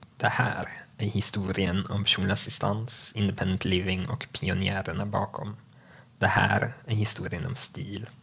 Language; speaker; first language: Swedish; native; Swedish